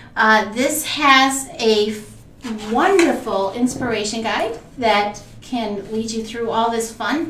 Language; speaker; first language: English; native; English